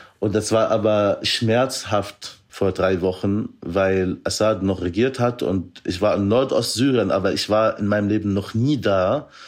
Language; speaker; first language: German; non-native, fluent; Arabic